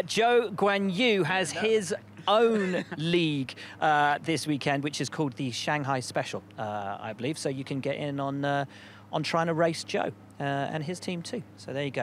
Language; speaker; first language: English; native; English